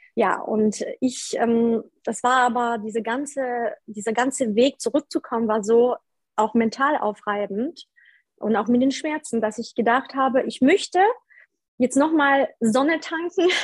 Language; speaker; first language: German; early bilingual, other home language; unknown